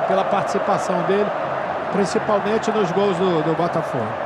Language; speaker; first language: Portuguese; native; Portuguese